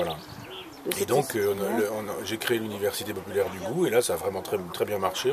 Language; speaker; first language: French; native; French